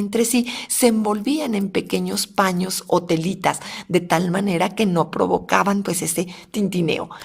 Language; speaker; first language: Spanish; native; Spanish